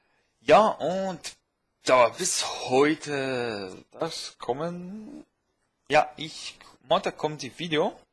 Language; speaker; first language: German; non-native, fluent; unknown